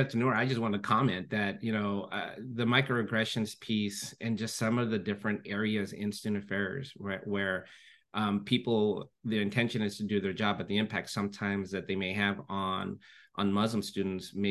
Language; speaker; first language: English; native; English